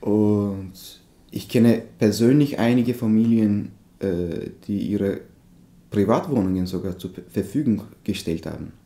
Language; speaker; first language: German; non-native, fluent; Turkish